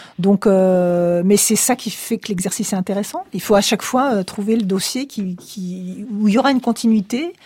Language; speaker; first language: French; native; French